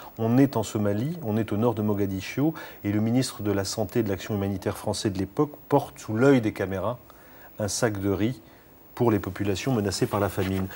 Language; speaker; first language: French; native; French